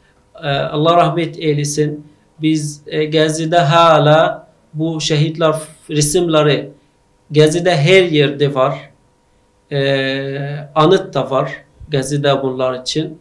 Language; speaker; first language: Turkish; non-native, fluent; Arabic